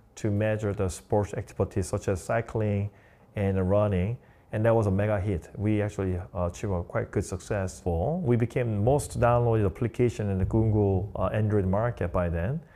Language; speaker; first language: English; non-native, fluent; Korean